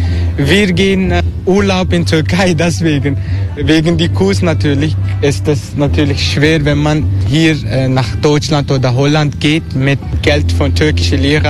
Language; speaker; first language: German; non-native, learner; Turkish